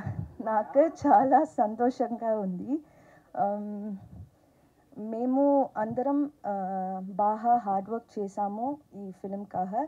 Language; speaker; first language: Telugu; non-native, learner; Tamil